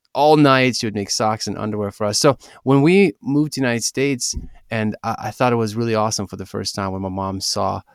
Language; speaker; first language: English; early bilingual, other home language; Russian